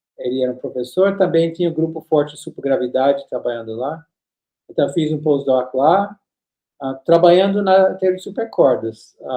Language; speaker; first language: Portuguese; non-native, fluent; English